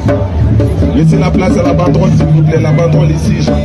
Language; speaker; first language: French; native; French